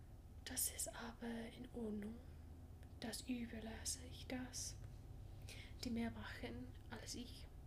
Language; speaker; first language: German; non-native, learner; English